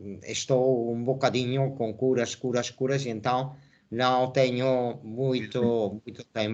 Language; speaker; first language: Portuguese; non-native, fluent; Spanish